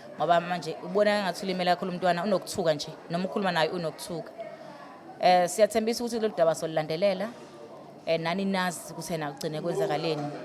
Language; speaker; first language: Zulu; native; Zulu